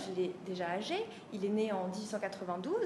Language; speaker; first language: French; native; French